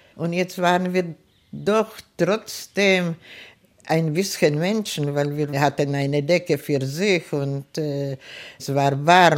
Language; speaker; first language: German; non-native, fluent; Czech